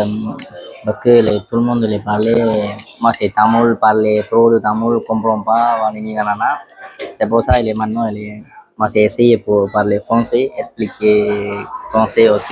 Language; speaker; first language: French; non-native, learner; Tamil